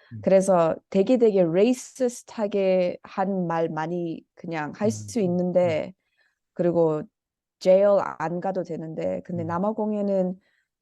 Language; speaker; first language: Korean; early bilingual, heritage; Korean